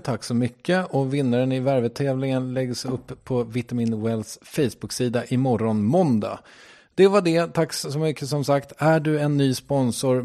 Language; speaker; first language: Swedish; native; Swedish